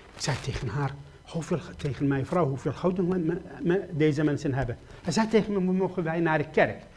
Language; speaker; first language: Dutch; non-native, fluent; Arabic